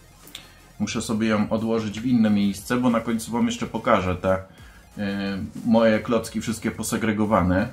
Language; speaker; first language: Polish; native; Polish